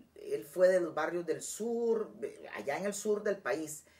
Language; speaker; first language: Spanish; native; Spanish